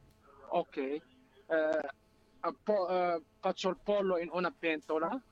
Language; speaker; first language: Italian; non-native, learner; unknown